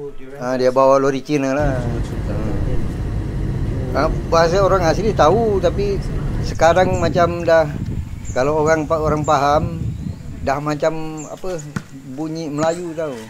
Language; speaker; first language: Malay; non-native, local second language; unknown